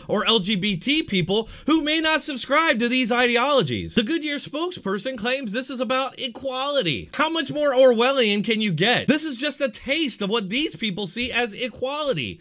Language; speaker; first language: English; native; English